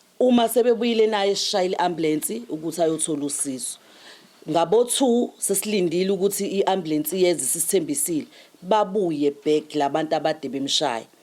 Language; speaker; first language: Zulu; native; Zulu